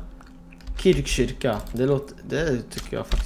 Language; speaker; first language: Swedish; non-native, fluent; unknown